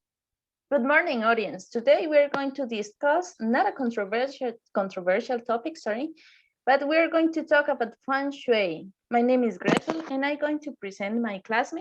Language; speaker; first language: English; non-native, fluent; Spanish